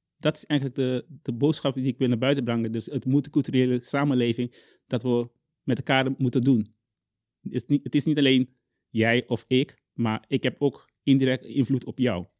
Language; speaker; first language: Dutch; non-native, local second language; Papiamento